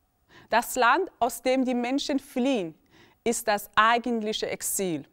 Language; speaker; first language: German; early bilingual, other home language; Persian